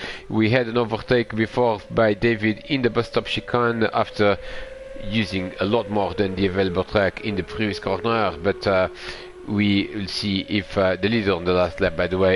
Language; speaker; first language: English; non-native, fluent; Portuguese